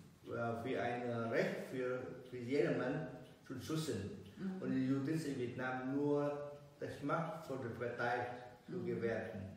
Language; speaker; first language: German; non-native, learner; Vietnamese